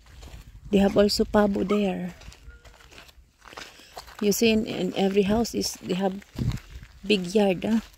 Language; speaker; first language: English; non-native, learner; Filipino